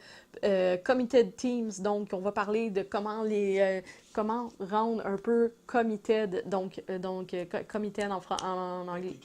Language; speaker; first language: French; native; French